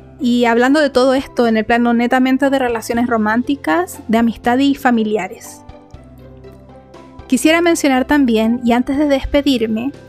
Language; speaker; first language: Spanish; native; Spanish